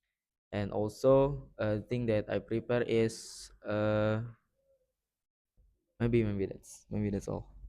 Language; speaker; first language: English; non-native, learner; Indonesian